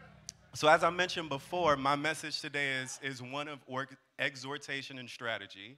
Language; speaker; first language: English; native; English